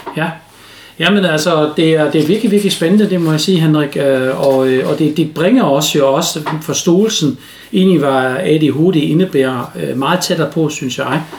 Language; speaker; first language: Danish; non-native, fluent; German